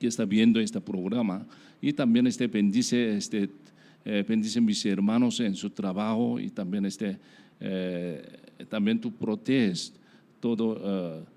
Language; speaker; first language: Spanish; non-native, learner; Korean